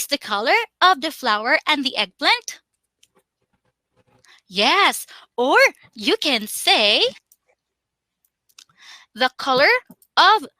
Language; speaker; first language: English; non-native, local second language; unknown